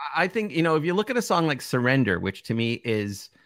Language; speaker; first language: English; native; English